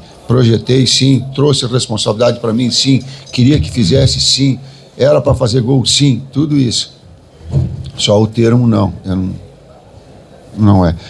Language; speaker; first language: Portuguese; native; Portuguese